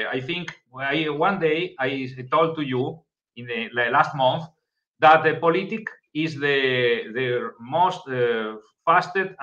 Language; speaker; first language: English; non-native, learner; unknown